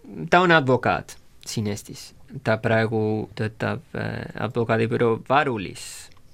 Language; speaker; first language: Estonian; non-native, fluent; Spanish